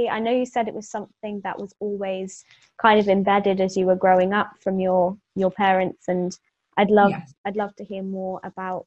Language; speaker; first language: English; native; English